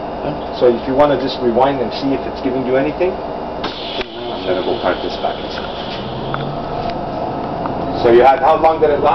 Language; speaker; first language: English; non-native, local second language; French